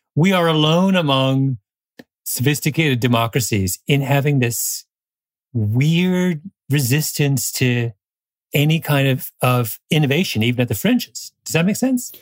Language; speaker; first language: English; native; English